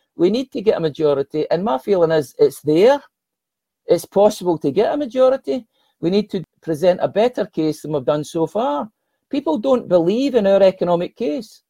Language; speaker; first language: English; native; English